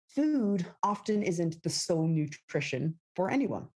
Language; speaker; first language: English; native; English